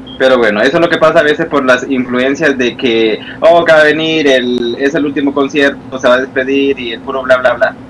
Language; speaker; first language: Spanish; native; Spanish